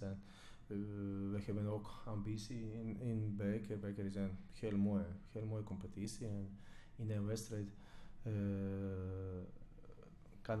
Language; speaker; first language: Dutch; non-native, fluent; Croatian